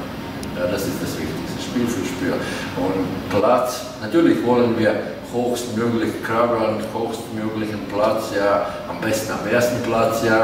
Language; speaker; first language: German; non-native, fluent; Latvian